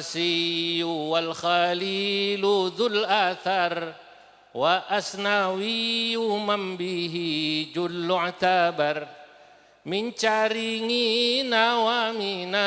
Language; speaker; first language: Arabic; non-native, fluent; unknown